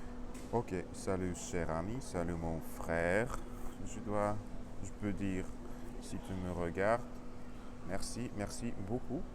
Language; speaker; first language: French; non-native, learner; Russian